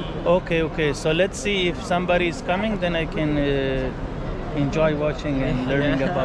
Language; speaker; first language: English; non-native, fluent; Pashto